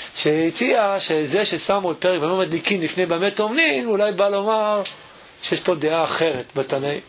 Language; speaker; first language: Hebrew; native; Hebrew